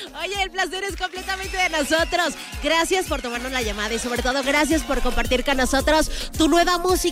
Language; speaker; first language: Spanish; native; Spanish